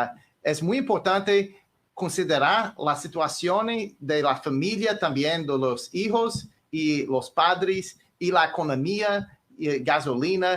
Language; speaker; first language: Spanish; non-native, learner; English